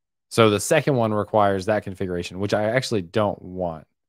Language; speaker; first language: English; native; English